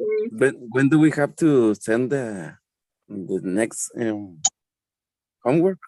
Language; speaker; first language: English; non-native, learner; Spanish